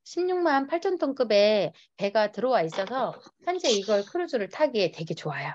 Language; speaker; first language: Korean; native; Korean